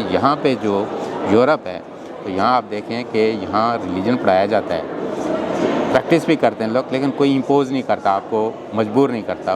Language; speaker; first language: Urdu; non-native, local second language; Pahari-Potwari